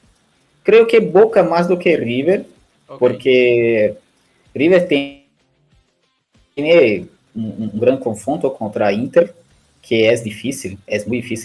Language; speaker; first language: Spanish; non-native, learner; Portuguese